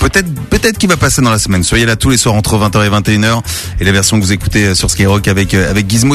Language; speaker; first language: French; native; French